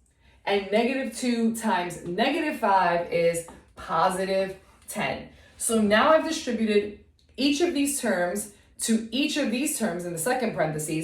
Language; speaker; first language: English; native; English